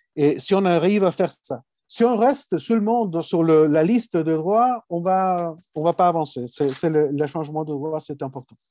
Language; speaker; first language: French; non-native, fluent; Spanish